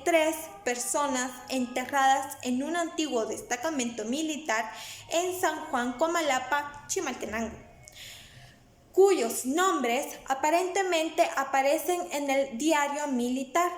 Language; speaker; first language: Spanish; native; Spanish